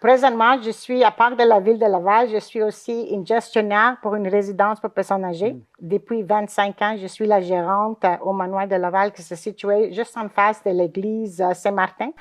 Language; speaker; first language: French; non-native, fluent; Greek